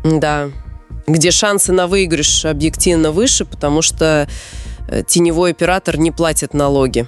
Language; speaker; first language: Russian; native; Russian